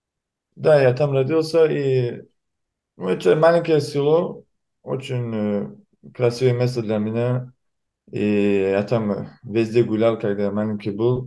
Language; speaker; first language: Russian; early bilingual, heritage; Kumyk